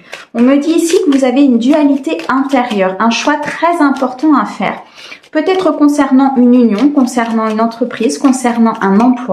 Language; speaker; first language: French; native; French